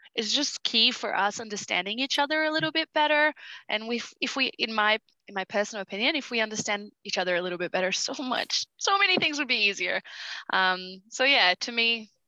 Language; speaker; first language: English; early bilingual, other home language; Portuguese